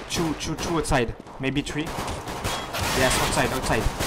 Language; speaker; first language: English; non-native, learner; French